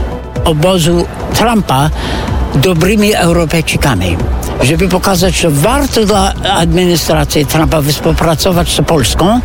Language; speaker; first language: Polish; non-native, fluent; English